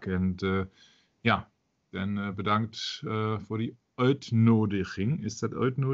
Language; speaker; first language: Dutch; non-native, learner; German